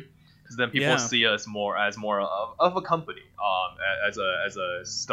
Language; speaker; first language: English; non-native, fluent; Chinese